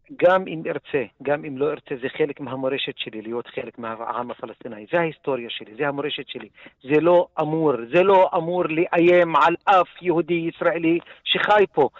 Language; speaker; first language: Hebrew; non-native, local second language; Arabic